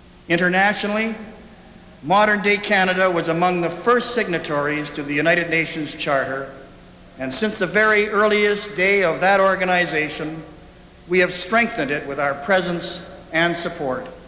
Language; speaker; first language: English; native; English